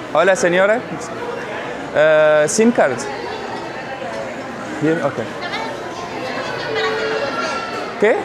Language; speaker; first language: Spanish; non-native, learner; Arabic